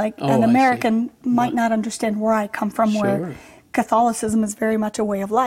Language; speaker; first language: English; early bilingual, other home language; Polish